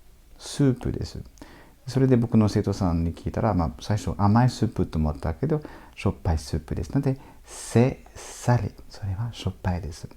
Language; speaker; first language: Japanese; non-native, fluent; French